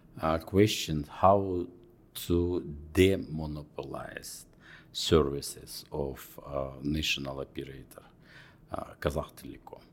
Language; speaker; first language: English; non-native, fluent; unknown